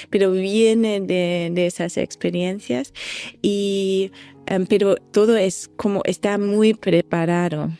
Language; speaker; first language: Spanish; non-native, fluent; German